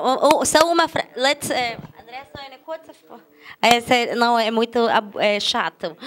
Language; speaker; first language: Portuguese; non-native, fluent; German